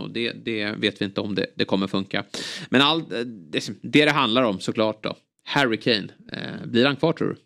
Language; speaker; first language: Swedish; native; Swedish